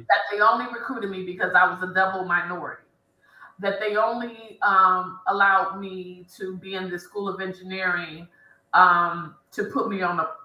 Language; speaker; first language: English; native; English